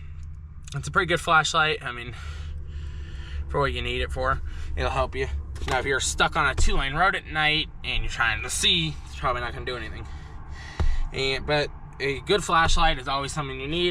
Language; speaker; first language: English; native; English